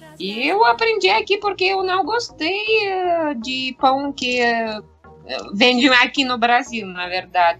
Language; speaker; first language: Portuguese; non-native, fluent; Russian